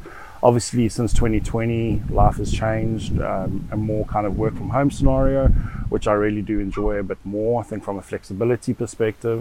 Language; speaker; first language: English; native; English